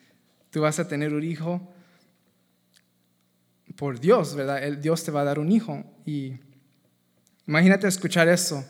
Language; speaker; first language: Spanish; native; Spanish